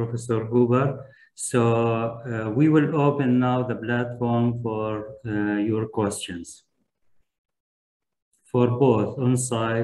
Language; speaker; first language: English; non-native, fluent; Turkish